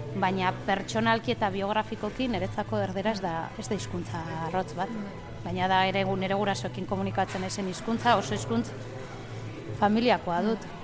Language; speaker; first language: Basque; non-native, local second language; Spanish